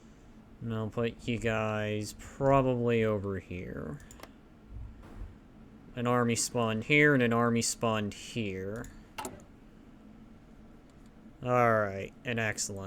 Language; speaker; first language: English; native; English